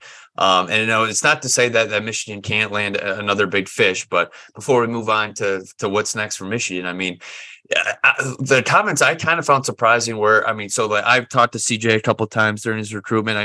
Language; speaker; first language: English; native; English